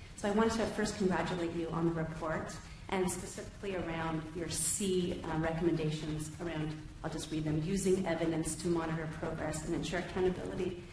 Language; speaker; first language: English; native; English